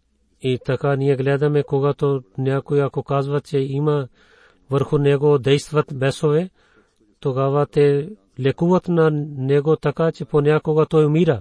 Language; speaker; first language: Bulgarian; non-native, fluent; Urdu